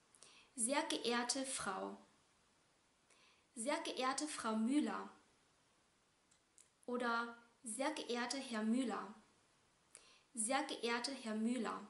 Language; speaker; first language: German; non-native, fluent; Vietnamese